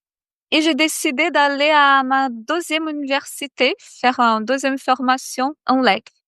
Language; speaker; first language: French; non-native, fluent; Portuguese